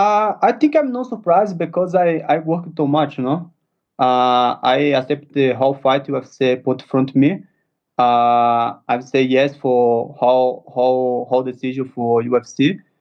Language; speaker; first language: English; non-native, learner; Portuguese